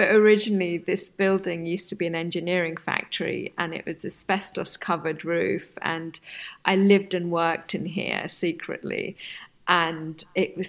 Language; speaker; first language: English; non-native, local second language; Bangla